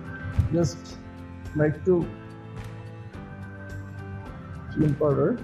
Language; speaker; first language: English; non-native, local second language; Bangla